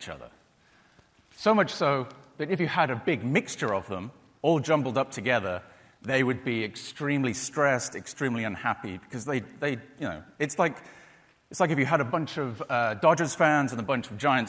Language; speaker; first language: English; native; English